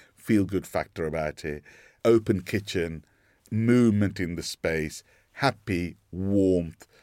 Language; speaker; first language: English; non-native, local second language; Sinhala